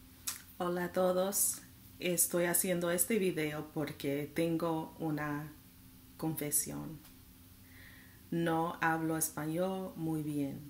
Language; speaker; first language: Spanish; non-native, learner; English